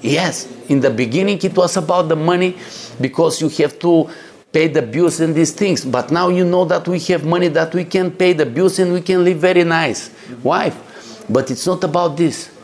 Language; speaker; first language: English; non-native, learner; Bulgarian